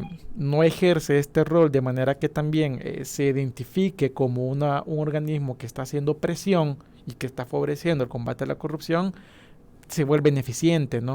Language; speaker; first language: Spanish; native; Spanish